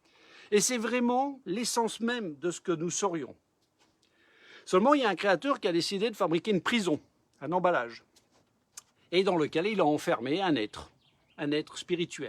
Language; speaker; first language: French; native; French